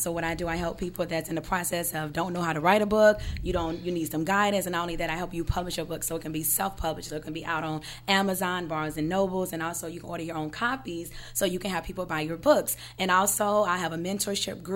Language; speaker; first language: English; native; English